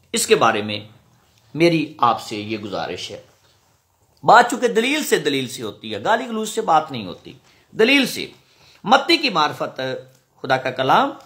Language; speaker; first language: Urdu; non-native, local second language; Punjabi